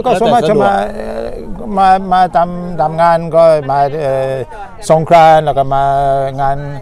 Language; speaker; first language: Thai; non-native, fluent; English